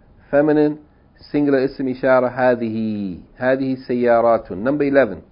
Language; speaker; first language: Arabic; non-native, fluent; English